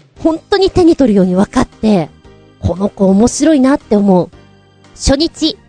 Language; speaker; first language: Japanese; native; Japanese